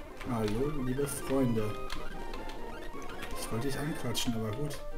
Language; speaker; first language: German; native; German